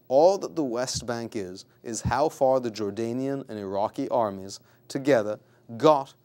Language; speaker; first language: English; native; English